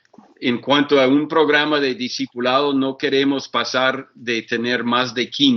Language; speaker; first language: Spanish; non-native, fluent; English